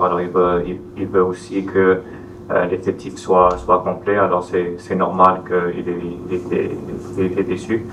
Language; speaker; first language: French; non-native, fluent; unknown